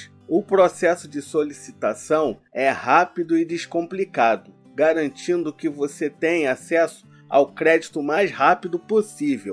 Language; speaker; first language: Portuguese; native; Portuguese